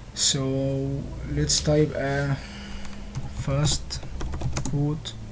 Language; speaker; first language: English; non-native, learner; Arabic